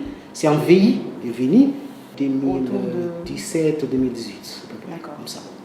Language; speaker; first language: French; non-native, learner; Portuguese